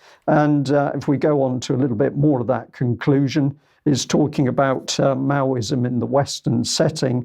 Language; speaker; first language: English; native; English